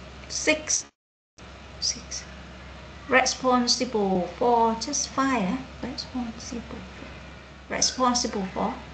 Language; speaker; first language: English; non-native, learner; Vietnamese